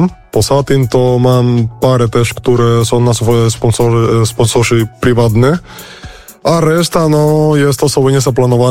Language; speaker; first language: Polish; non-native, learner; Spanish